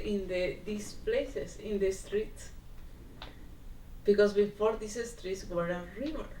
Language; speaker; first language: English; non-native, learner; Spanish